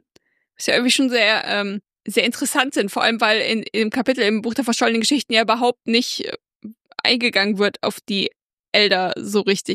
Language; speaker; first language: German; native; German